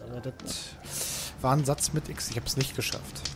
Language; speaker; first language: German; native; German